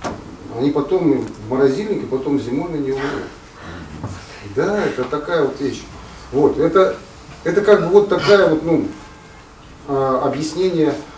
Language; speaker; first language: Russian; native; Russian